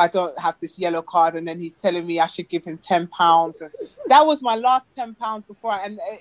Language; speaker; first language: English; native; English